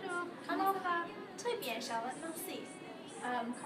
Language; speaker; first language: French; non-native, learner; English